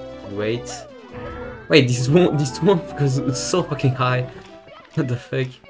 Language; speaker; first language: English; non-native, fluent; French